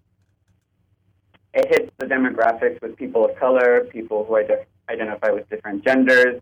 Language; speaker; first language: English; native; English